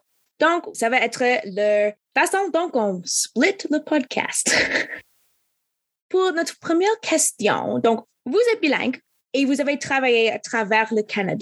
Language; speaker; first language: French; non-native, local second language; English